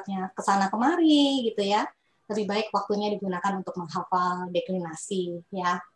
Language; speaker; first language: Indonesian; native; Indonesian